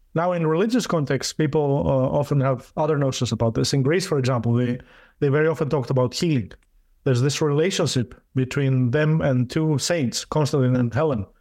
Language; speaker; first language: English; non-native, fluent; Greek